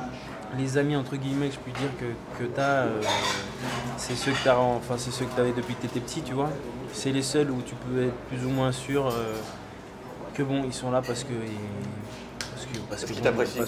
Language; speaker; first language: French; native; French